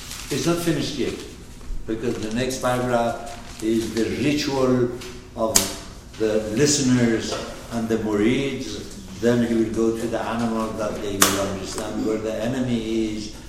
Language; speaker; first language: English; non-native, fluent; Persian